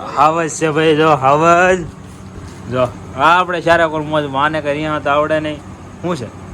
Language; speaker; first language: Gujarati; native; Gujarati